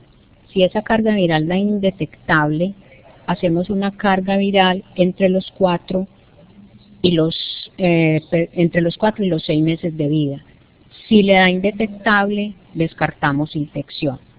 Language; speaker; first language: Spanish; native; Spanish